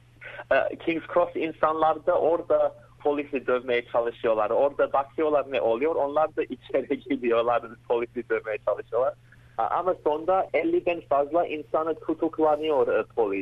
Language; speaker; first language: Turkish; early bilingual, heritage; Turkish